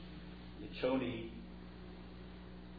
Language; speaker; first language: Chinese; early bilingual, heritage; Chinese